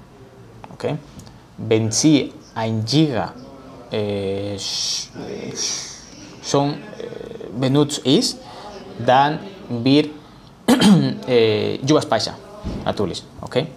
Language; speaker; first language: German; non-native, learner; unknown